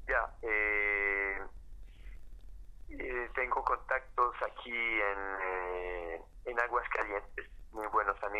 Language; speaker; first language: Spanish; non-native, fluent; French